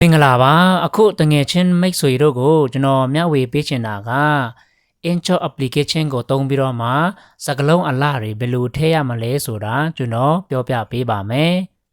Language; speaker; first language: Burmese; non-native, local second language; Pa'o Karen